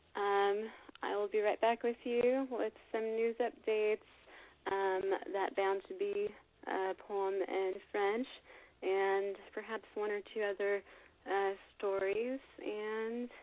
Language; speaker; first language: English; native; English